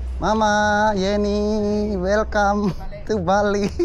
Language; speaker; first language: English; non-native, learner; Indonesian